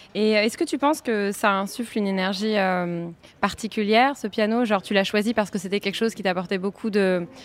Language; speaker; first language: French; native; French